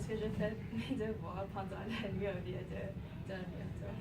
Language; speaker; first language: French; non-native, learner; English